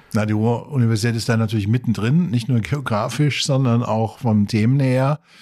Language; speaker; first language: German; native; German